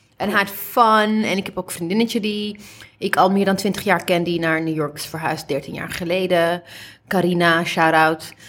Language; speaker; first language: Dutch; early bilingual, other home language; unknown